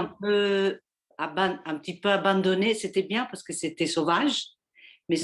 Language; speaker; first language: French; non-native, fluent; English